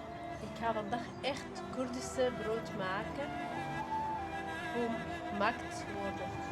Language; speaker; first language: Dutch; non-native, learner; Kurdish